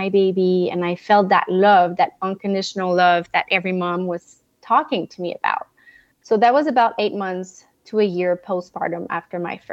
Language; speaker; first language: English; non-native, fluent; French